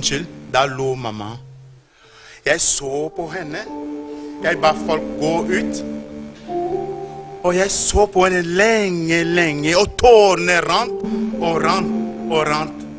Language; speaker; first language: Norwegian; non-native, fluent; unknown